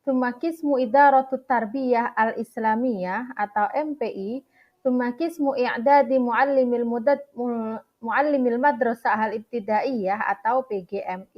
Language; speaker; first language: Arabic; non-native, fluent; Indonesian